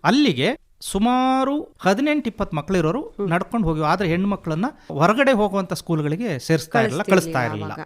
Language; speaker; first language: Kannada; native; Kannada